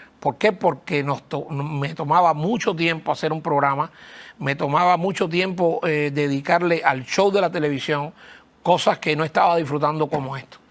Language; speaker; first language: Spanish; native; Spanish